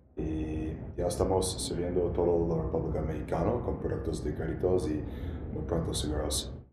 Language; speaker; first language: Spanish; non-native, learner; English